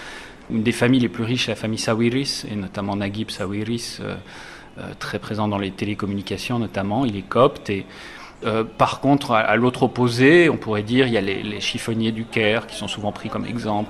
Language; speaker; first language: French; native; French